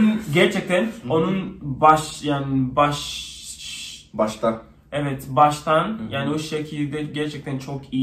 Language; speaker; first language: Turkish; non-native, learner; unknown